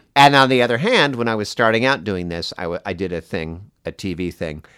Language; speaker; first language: English; native; English